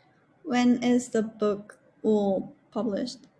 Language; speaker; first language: English; non-native, learner; Japanese